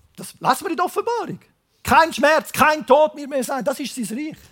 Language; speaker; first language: German; native; German